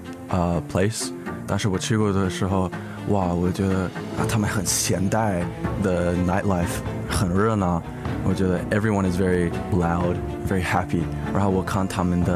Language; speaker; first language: Chinese; early bilingual, heritage; English